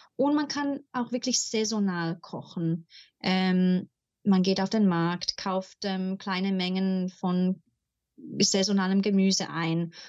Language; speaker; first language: German; early bilingual, heritage; German